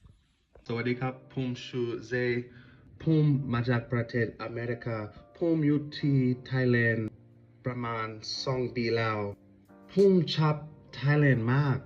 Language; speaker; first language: Thai; non-native, learner; English